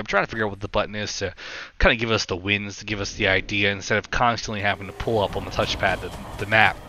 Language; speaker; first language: English; native; English